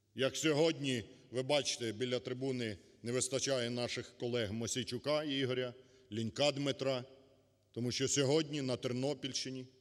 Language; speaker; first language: Ukrainian; native; Ukrainian